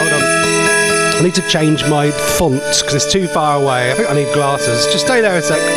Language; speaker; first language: English; native; English